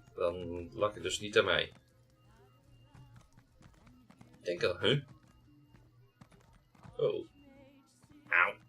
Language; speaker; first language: Dutch; native; Dutch